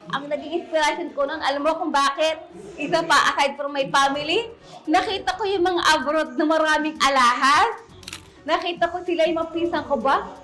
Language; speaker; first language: Filipino; native; Filipino